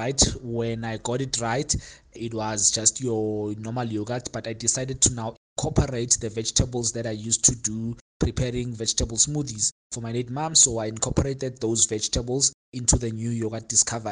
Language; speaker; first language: English; non-native, local second language; Xhosa